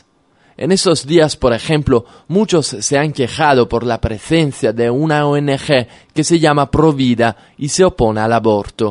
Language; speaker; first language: Spanish; non-native, fluent; Italian